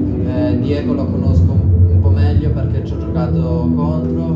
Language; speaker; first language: Italian; non-native, local second language; German